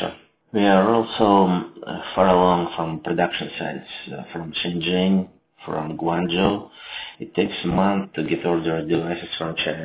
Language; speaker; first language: English; non-native, learner; Russian